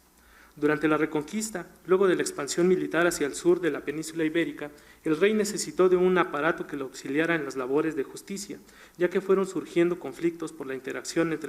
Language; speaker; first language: Spanish; native; Spanish